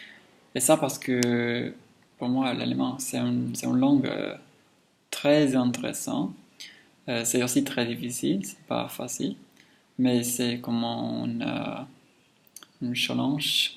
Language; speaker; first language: French; non-native, learner; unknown